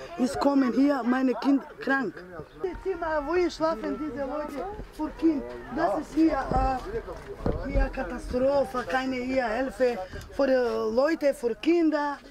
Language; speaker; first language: German; non-native, learner; Romany